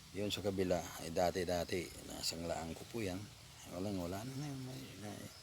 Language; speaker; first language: Filipino; non-native, local second language; Iloko